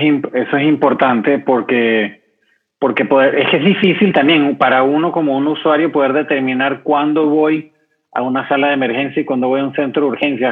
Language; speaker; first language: Spanish; native; Spanish